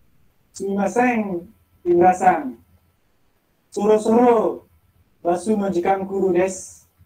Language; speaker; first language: Japanese; non-native, learner; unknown